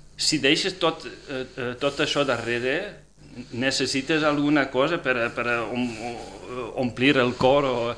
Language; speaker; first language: Catalan; non-native, fluent; Dutch